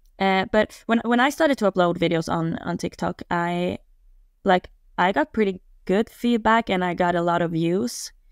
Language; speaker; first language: English; non-native, fluent; Swedish